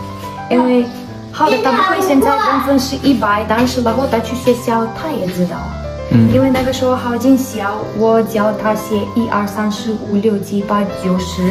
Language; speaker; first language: Chinese; non-native, learner; Ukrainian